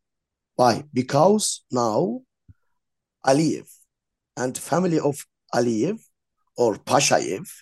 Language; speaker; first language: English; non-native, learner; Azerbaijani